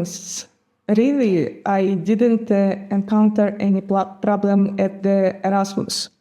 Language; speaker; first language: English; non-native, fluent; Gagauz